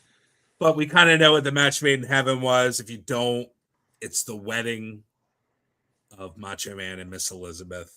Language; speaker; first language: English; native; English